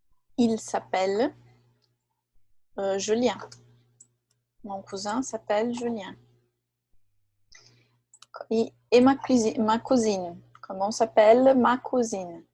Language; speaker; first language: French; non-native, fluent; Portuguese